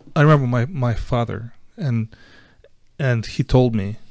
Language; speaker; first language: English; non-native, fluent; Ukrainian